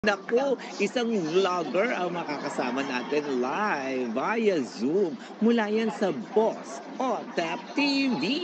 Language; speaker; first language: Filipino; native; Filipino